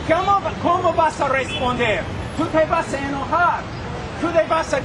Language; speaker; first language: Spanish; non-native, fluent; English